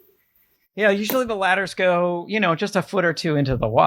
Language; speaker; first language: English; native; English